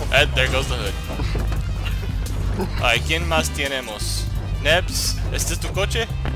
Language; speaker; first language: Spanish; non-native, learner; English